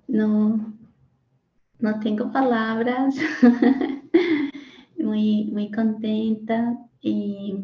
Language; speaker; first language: Spanish; non-native, learner; Portuguese